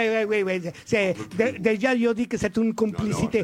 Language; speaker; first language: French; non-native, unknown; Spanish